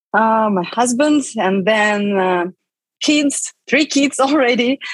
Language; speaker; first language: English; non-native, fluent; Russian